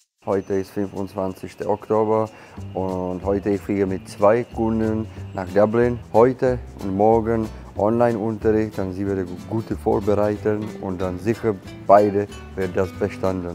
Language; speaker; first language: German; non-native, learner; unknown